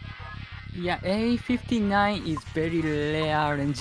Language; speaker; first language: English; non-native, learner; Japanese